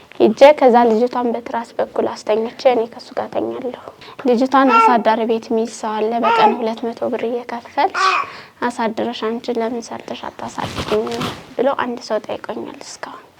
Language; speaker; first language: Amharic; native; Amharic